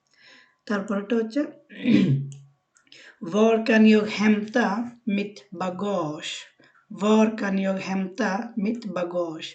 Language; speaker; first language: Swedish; non-native, fluent; Bangla